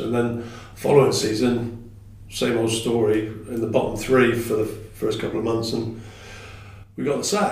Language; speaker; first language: English; native; English